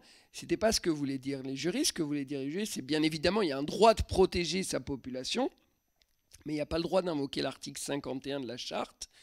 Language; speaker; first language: French; native; French